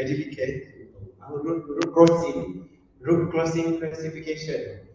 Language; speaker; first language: English; non-native, local second language; Malay